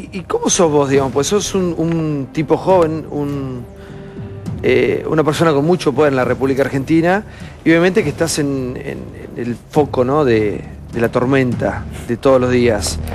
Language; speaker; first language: Spanish; native; Spanish